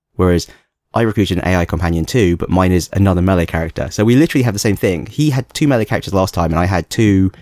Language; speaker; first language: English; native; English